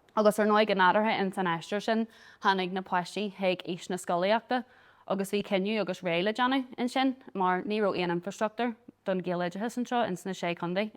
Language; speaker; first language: Irish; native; Irish